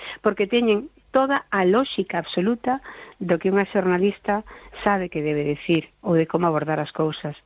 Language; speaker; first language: Galician; non-native, local second language; Spanish